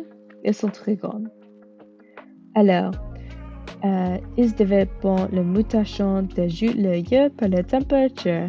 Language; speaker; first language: French; non-native, learner; English